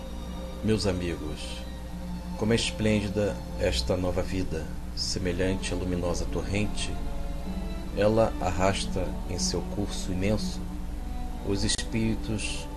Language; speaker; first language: Portuguese; native; Portuguese